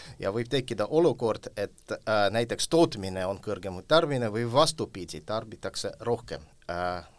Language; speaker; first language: Estonian; non-native, local second language; Russian